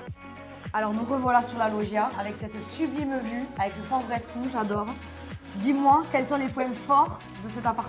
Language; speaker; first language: French; native; French